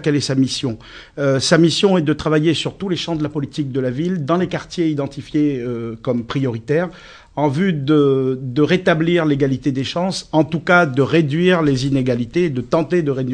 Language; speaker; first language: French; native; French